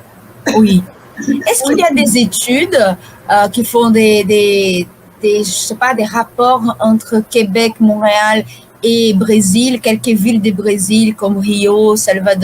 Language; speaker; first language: French; non-native, fluent; Portuguese